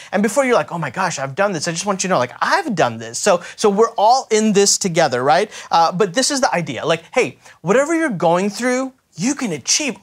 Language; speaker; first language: English; native; English